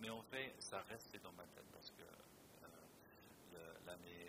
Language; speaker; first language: French; non-native, fluent; English